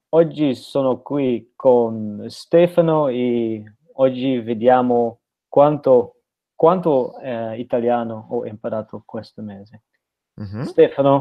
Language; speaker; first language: Italian; non-native, learner; Dutch